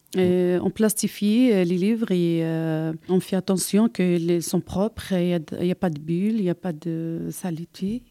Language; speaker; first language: French; non-native, local second language; Arabic